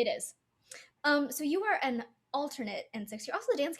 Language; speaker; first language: English; native; English